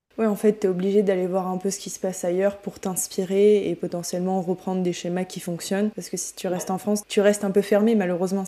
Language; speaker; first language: French; native; French